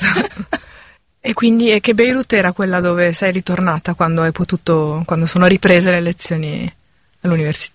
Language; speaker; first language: Italian; native; Italian